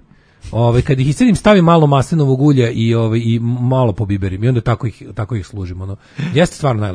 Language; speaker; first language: Serbian; native; Serbian